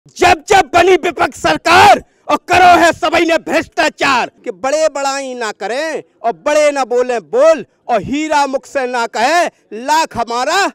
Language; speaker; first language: Hindi; native; Hindi